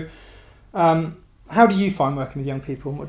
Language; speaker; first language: English; native; English